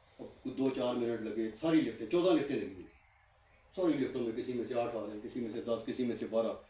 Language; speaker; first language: Urdu; native; Urdu